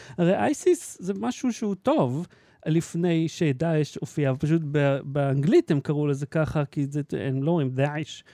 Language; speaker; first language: Hebrew; native; Hebrew